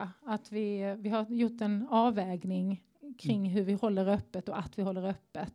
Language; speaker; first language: Swedish; native; Swedish